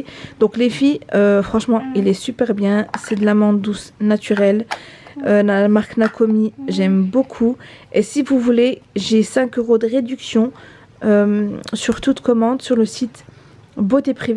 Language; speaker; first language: French; native; French